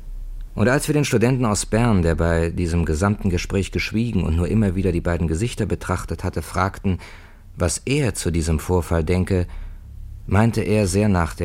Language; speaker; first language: German; native; German